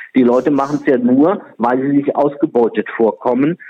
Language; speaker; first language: German; non-native, fluent; Czech